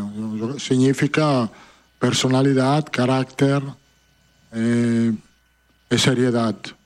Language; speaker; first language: Portuguese; non-native, fluent; Italian